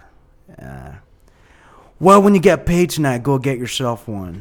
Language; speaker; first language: English; non-native, local second language; Filipino